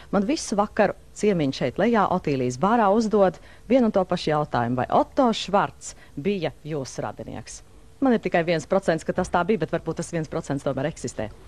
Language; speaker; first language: Latvian; early bilingual, heritage; Latvian